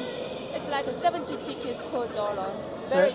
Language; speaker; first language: English; non-native, learner; Korean